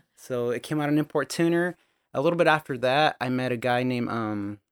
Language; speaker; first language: English; native; English